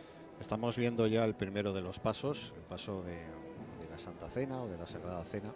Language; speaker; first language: Spanish; native; Spanish